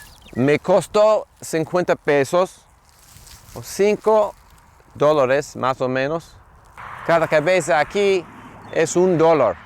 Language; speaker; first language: Spanish; non-native, fluent; English